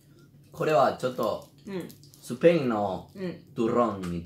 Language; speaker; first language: Japanese; non-native, learner; Spanish